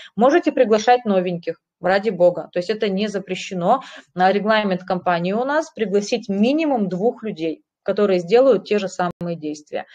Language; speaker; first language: Russian; native; Russian